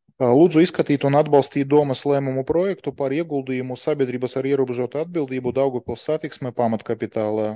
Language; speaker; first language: Latvian; non-native, local second language; Russian